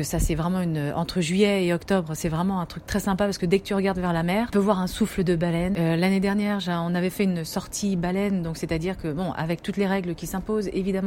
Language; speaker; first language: French; native; French